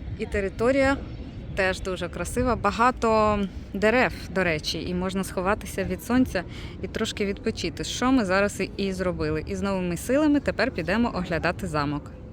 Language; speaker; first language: Ukrainian; non-native, local second language; Russian